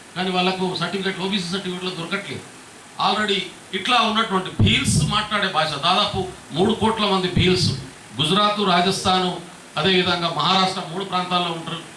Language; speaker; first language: Telugu; non-native, local second language; Lambadi